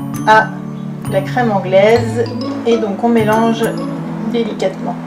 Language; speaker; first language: French; native; French